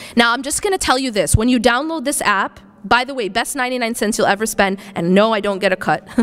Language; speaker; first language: English; native; English